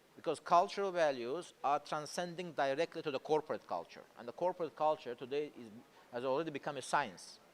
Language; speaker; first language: English; non-native, fluent; Azerbaijani